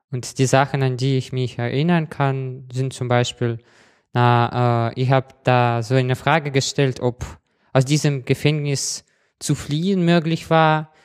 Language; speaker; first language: German; non-native, fluent; Russian